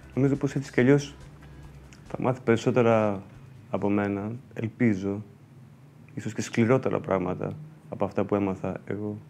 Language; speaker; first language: Greek; early bilingual, heritage; Greek